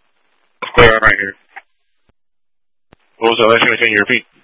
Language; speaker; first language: English; native; English